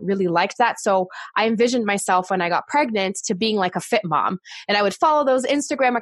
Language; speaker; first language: English; non-native, fluent; Portuguese